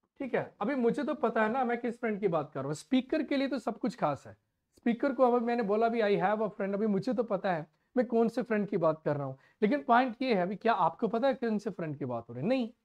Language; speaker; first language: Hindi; non-native, local second language; Punjabi